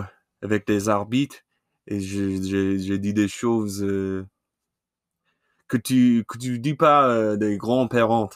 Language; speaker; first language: French; non-native, learner; English